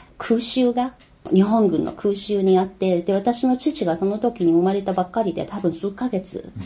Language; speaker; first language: Japanese; non-native, fluent; Chinese